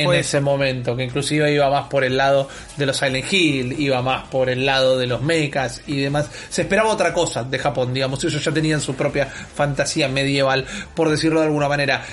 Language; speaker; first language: Spanish; native; Spanish